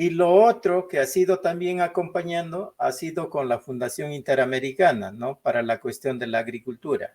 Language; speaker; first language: Spanish; non-native, local second language; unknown